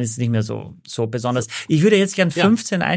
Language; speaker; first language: German; native; German